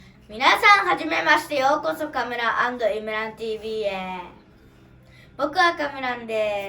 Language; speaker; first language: Japanese; early bilingual, other home language; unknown